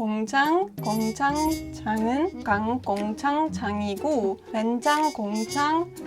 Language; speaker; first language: Korean; non-native, fluent; Estonian